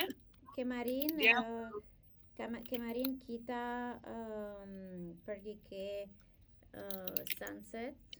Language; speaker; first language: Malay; non-native, learner; English